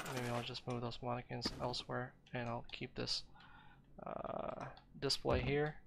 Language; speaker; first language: English; non-native, fluent; Ukrainian